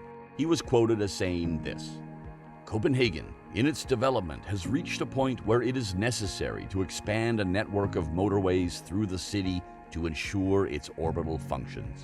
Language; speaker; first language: English; native; English